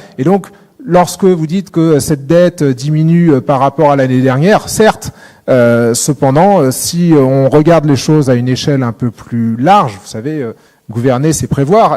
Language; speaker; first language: French; native; French